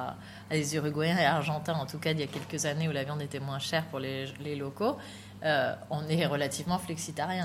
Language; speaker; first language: French; native; French